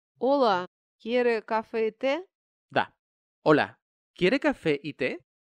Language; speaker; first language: Spanish; non-native, fluent; Russian